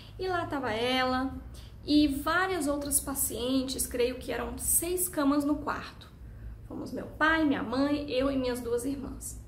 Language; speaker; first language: Portuguese; early bilingual, heritage; Portuguese